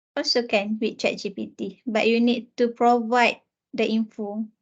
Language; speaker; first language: English; non-native, local second language; Malay